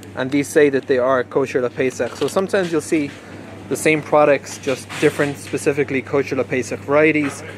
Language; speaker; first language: English; native; English